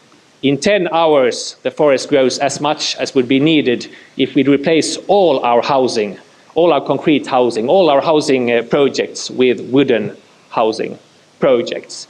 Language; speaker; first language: English; non-native, fluent; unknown